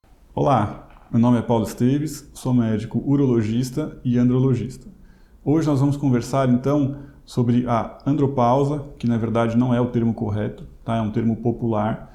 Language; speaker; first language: Portuguese; native; Portuguese